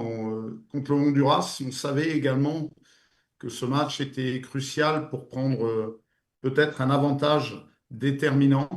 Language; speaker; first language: French; native; French